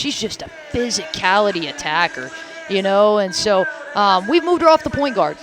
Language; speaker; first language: English; native; English